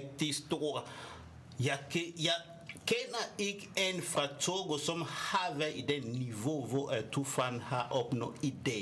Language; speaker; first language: Danish; non-native, fluent; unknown